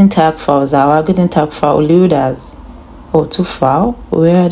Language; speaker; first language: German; non-native, learner; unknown